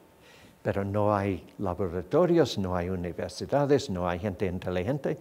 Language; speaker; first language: Spanish; non-native, fluent; English